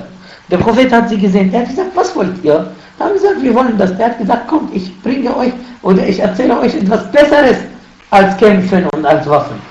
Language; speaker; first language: German; non-native, fluent; Arabic